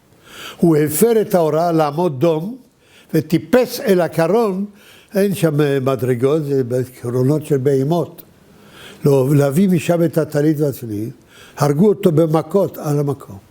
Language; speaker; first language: Hebrew; early bilingual, other home language; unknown